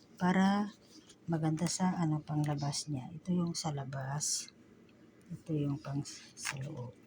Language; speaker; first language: Filipino; native; Filipino